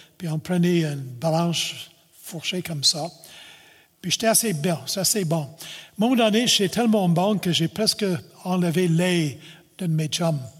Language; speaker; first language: French; non-native, local second language; English